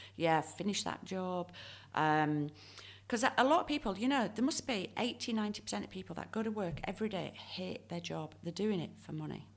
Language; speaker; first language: English; native; English